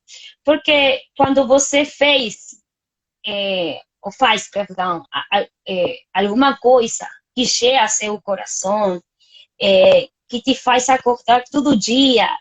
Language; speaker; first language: Portuguese; non-native, fluent; Spanish